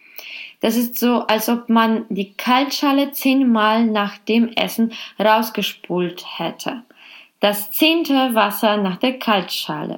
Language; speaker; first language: German; non-native, fluent; Polish